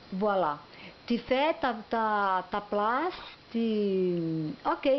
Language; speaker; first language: French; non-native, learner; Portuguese